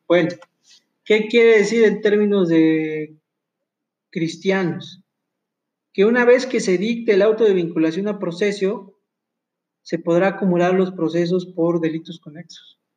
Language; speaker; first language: Spanish; native; Spanish